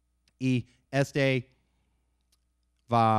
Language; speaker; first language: Spanish; non-native, learner; English